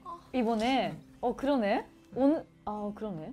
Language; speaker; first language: Korean; native; Korean